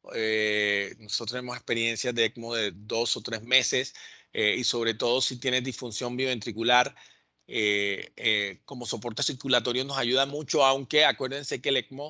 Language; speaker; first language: Spanish; native; Spanish